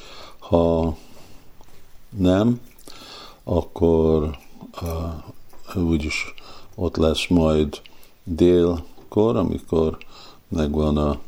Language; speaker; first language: Hungarian; early bilingual, heritage; Hungarian